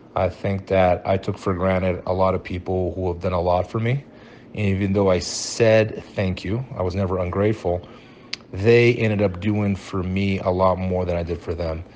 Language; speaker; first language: English; early bilingual, other home language; Portuguese